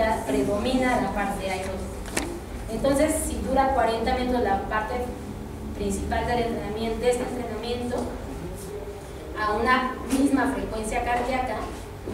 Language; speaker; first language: Spanish; native; Spanish